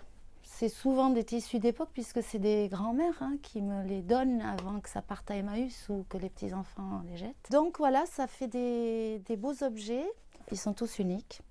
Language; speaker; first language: French; native; French